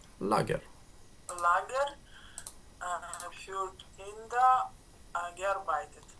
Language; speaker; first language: German; non-native, learner; Ukrainian